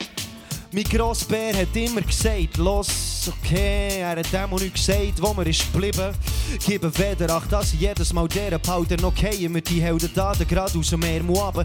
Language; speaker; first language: German; native; German